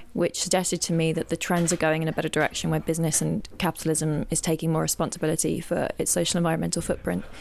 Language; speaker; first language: English; native; English